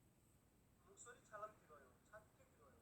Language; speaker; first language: Korean; non-native, learner; Hindi